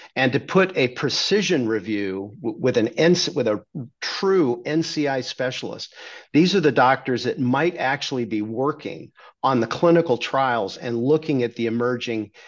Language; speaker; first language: English; native; English